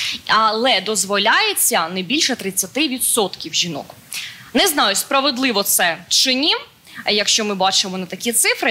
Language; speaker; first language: Ukrainian; native; Ukrainian